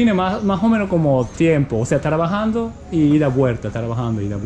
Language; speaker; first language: Spanish; non-native, learner; Japanese